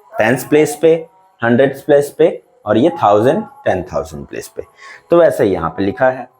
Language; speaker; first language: Hindi; native; Hindi